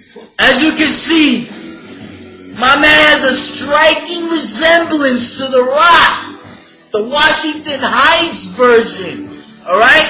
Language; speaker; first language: English; native; English